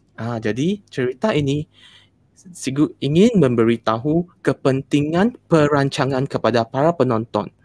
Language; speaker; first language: Malay; non-native, local second language; Chinese